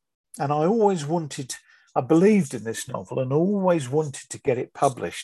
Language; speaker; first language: English; native; English